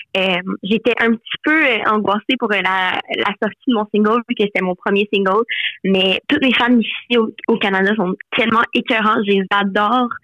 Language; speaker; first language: French; non-native, local second language; English